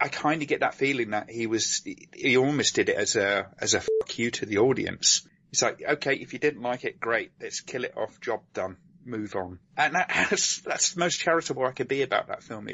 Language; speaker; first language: English; native; English